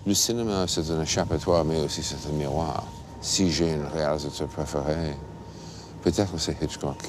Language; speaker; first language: French; non-native, fluent; English